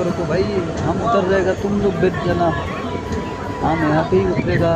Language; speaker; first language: Hindi; non-native, local second language; Bangla